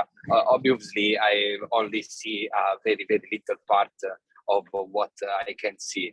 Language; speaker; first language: English; non-native, fluent; Italian